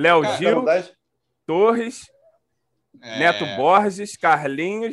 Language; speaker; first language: Portuguese; native; Portuguese